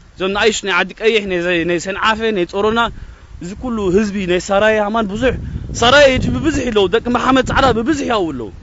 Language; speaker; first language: Tigrinya; early bilingual, heritage; Tigrinya